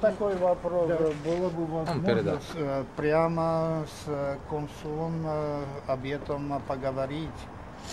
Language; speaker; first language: Russian; non-native, local second language; Czech